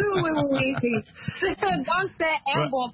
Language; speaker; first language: French; non-native, learner; Akan